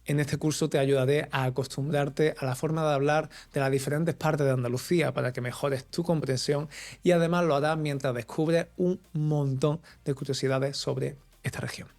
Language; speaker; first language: Spanish; native; Spanish